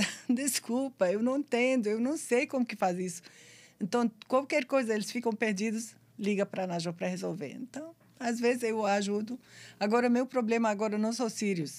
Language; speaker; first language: Portuguese; non-native, fluent; Arabic